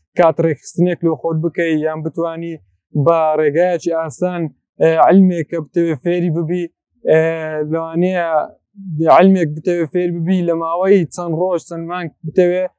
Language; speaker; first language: Central Kurdish; native; Central Kurdish